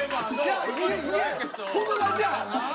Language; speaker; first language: Korean; native; Korean